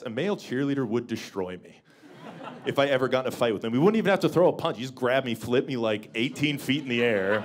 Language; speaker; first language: English; native; English